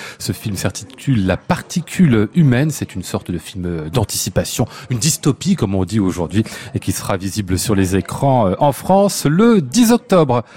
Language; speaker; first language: French; native; French